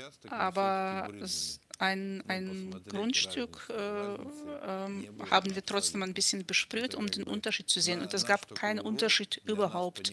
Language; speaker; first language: German; non-native, fluent; Russian